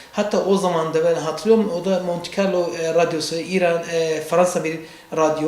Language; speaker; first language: Turkish; non-native, learner; Central Kurdish